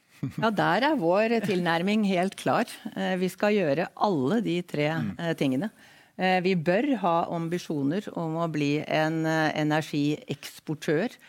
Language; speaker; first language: Norwegian; native; Norwegian